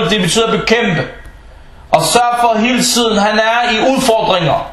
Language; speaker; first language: Danish; non-native, fluent; Arabic